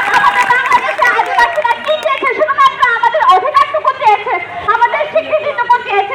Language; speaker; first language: Bangla; non-native, local second language; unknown